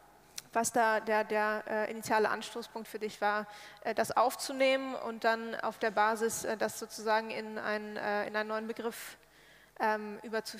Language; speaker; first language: German; native; German